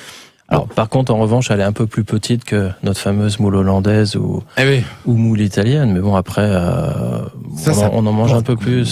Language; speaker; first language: French; native; French